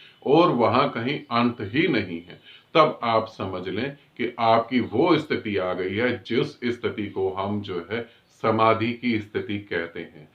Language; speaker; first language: Hindi; native; Hindi